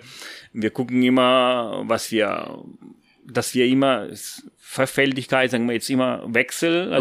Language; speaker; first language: German; non-native, fluent; Italian